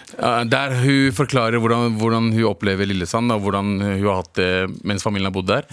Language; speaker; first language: Norwegian; native; Norwegian